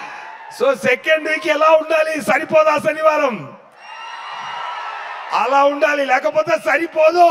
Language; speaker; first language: Telugu; non-native, fluent; Tamil